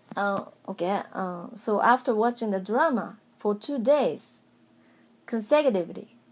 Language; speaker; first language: English; non-native, fluent; Japanese